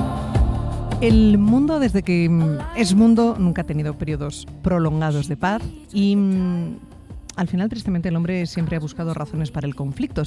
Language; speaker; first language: Spanish; native; Spanish